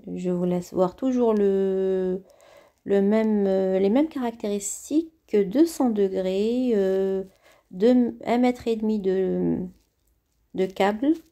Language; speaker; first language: French; native; French